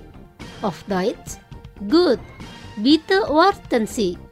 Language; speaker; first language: German; non-native, fluent; Indonesian